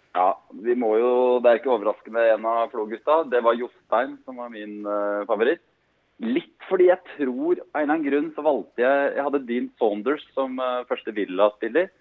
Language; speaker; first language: Norwegian; native; Norwegian